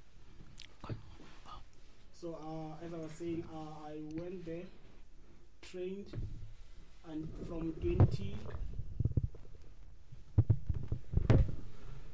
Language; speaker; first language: English; non-native, local second language; Venda